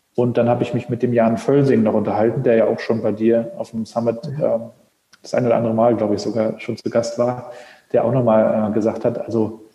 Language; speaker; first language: German; native; German